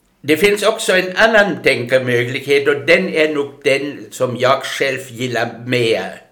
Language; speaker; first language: Swedish; non-native, fluent; German